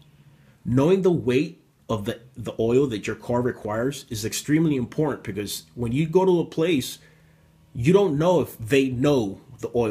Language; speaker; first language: English; native; English